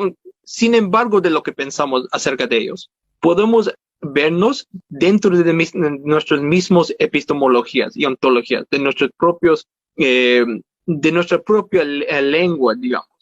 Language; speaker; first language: Spanish; early bilingual, heritage; Spanish